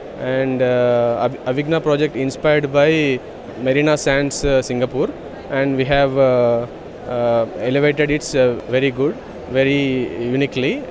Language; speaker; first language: English; non-native, local second language; Telugu